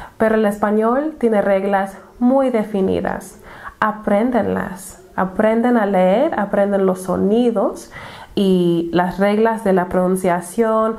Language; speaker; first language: Spanish; non-native, fluent; English